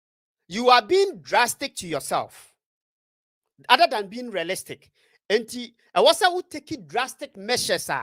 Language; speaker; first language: English; non-native, local second language; Akan